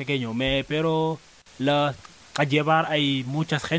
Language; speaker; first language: Spanish; non-native, learner; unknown